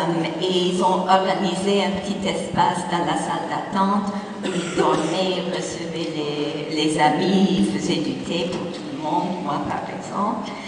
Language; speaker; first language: French; non-native, fluent; English